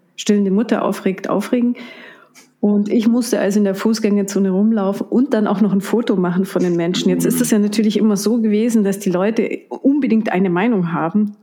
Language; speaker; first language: German; native; German